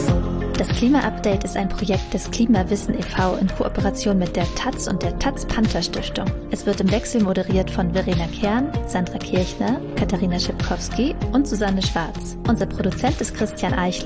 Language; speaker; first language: German; native; German